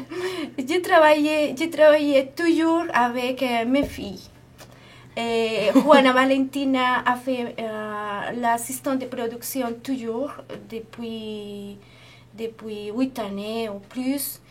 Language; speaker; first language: French; non-native, fluent; Spanish